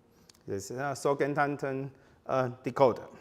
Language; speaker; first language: German; non-native, fluent; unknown